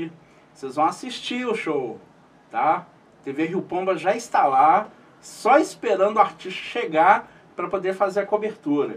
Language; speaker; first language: Portuguese; native; Portuguese